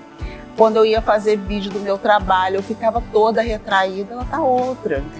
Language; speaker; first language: Portuguese; native; Portuguese